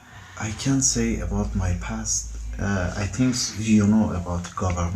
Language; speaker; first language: English; non-native, learner; Persian